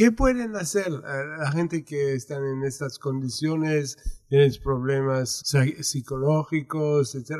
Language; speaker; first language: Spanish; non-native, fluent; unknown